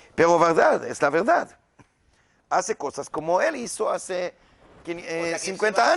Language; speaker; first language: Spanish; non-native, learner; Hebrew